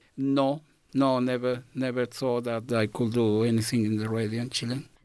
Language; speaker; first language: English; non-native, fluent; Spanish